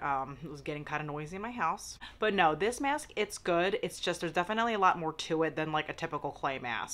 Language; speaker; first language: English; native; English